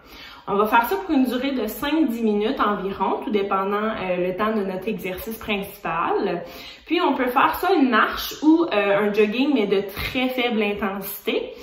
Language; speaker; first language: French; native; French